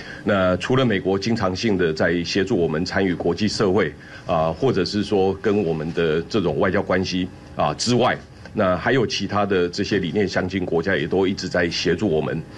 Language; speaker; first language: Chinese; native; Chinese